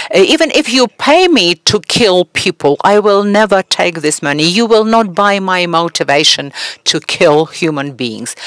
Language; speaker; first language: English; non-native, fluent; Persian